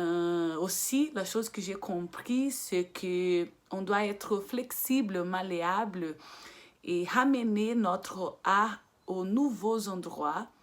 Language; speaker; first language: French; non-native, fluent; Portuguese